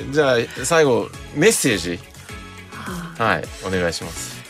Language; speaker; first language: Japanese; native; Japanese